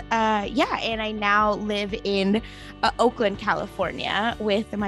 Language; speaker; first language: English; non-native, local second language; Marathi